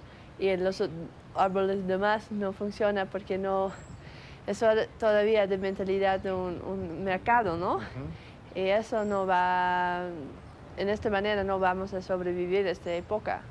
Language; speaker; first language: Spanish; non-native, learner; Dutch